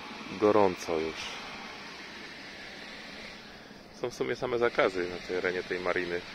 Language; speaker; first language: Polish; native; Polish